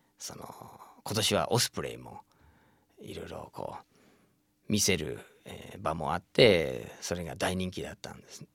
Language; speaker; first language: Japanese; non-native, fluent; English